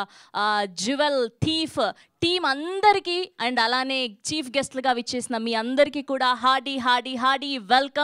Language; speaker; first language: Telugu; native; Telugu